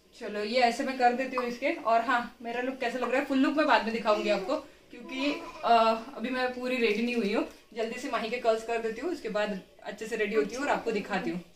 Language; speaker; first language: Hindi; native; Hindi